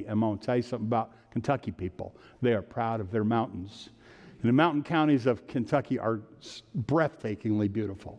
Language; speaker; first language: English; native; English